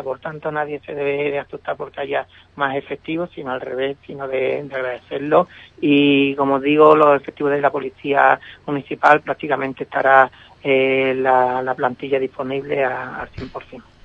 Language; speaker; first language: Spanish; native; Spanish